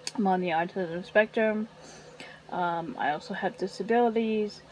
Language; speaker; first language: English; native; English